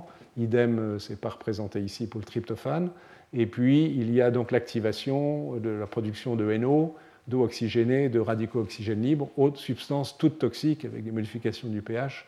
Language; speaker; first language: French; native; French